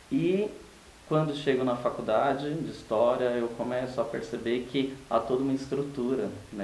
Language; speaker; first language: Portuguese; native; Portuguese